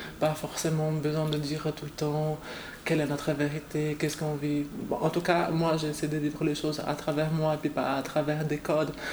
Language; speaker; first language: French; non-native, fluent; Portuguese